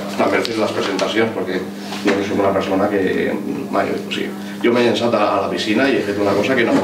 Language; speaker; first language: Catalan; non-native, local second language; Spanish